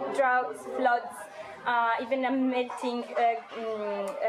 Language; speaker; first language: English; non-native, fluent; Italian